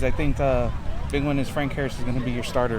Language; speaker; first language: English; native; English